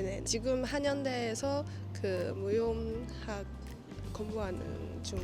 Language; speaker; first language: Korean; non-native, learner; Chinese